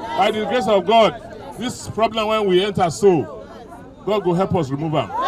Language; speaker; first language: Nigerian Pidgin; non-native, local second language; Bini